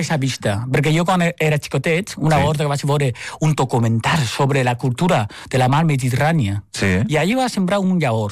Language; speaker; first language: Catalan; non-native, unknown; Chinese